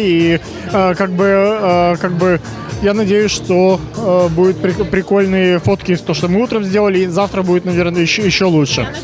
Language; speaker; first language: Russian; native; Russian